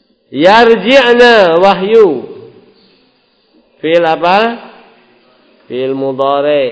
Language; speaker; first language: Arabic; non-native, fluent; Indonesian